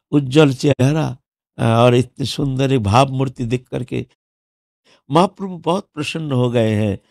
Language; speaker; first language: Hindi; non-native, local second language; Bangla